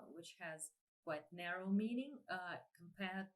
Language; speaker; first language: English; non-native, fluent; Ukrainian